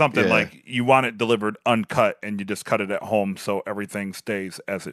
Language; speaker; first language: English; native; English